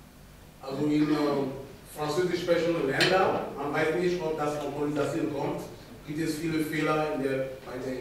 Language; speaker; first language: German; non-native, fluent; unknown